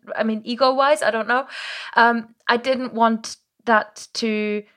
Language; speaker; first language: English; non-native, fluent; German